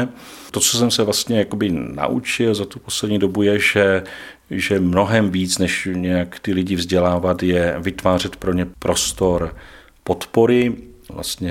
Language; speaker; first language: Czech; native; Czech